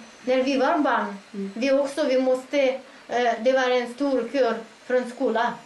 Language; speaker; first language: Swedish; non-native, fluent; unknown